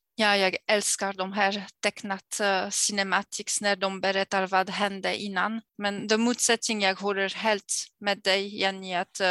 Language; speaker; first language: Swedish; non-native, fluent; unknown